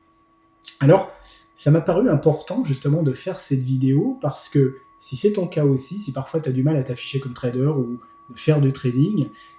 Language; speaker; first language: French; native; French